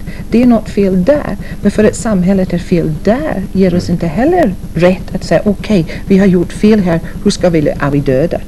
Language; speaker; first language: Swedish; non-native, fluent; English